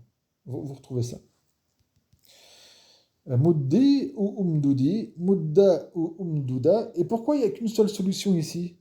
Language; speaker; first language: French; non-native, fluent; Arabic